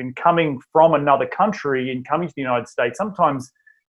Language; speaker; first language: English; native; English